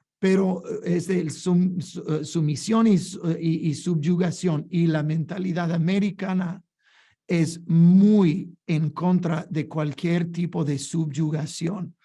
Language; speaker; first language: Spanish; non-native, fluent; English